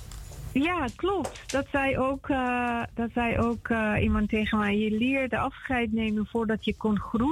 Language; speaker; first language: Dutch; non-native, fluent; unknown